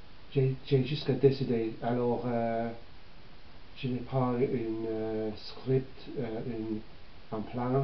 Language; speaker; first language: French; non-native, learner; English